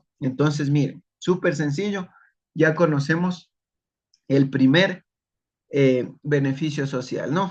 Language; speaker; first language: Spanish; native; Spanish